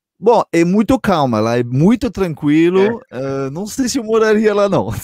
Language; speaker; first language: Portuguese; non-native, fluent; French